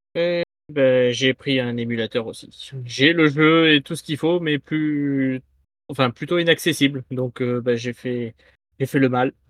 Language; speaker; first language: French; native; French